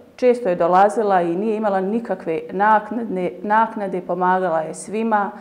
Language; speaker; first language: Bosnian; native; Bosnian